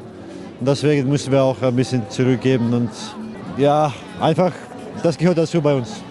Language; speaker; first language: German; non-native, fluent; Icelandic